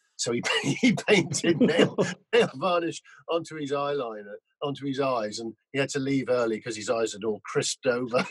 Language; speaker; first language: English; native; English